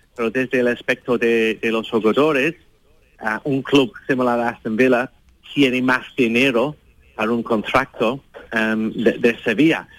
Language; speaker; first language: Spanish; non-native, fluent; English